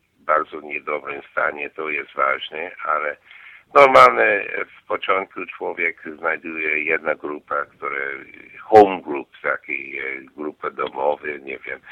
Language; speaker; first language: Polish; non-native, learner; English